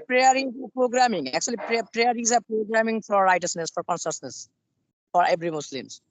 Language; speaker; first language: English; non-native, learner; Bangla